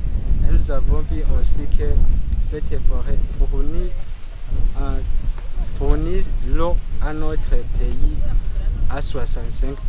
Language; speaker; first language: French; non-native, local second language; Rundi